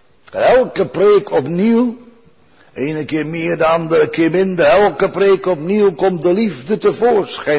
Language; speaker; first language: Dutch; native; Dutch